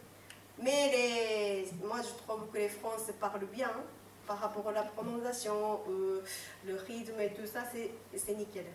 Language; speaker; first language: French; non-native, fluent; Japanese